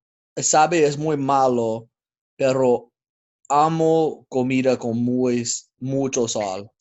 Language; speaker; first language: Spanish; non-native, learner; English